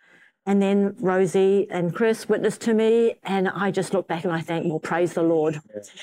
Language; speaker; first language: English; native; English